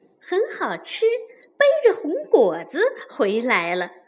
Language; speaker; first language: Chinese; native; Chinese